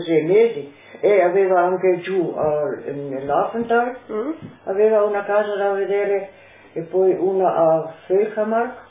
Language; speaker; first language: Italian; non-native, local second language; Slovenian